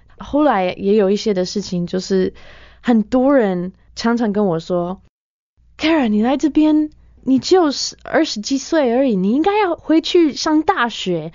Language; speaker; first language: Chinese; non-native, fluent; English